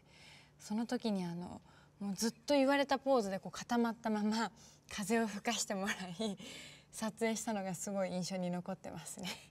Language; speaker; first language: Japanese; native; Japanese